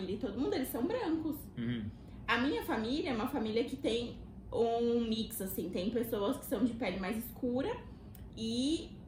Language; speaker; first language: Portuguese; native; Portuguese